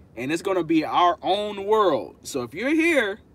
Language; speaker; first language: English; native; English